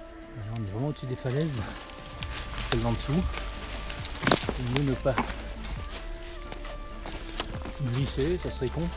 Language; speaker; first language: French; native; French